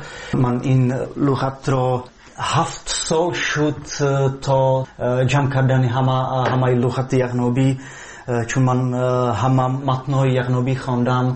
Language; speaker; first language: Tajik; non-native, fluent; Czech